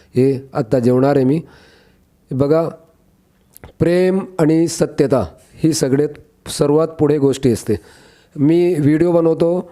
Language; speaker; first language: Marathi; non-native, local second language; Urdu